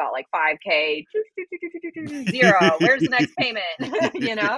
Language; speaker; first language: English; native; English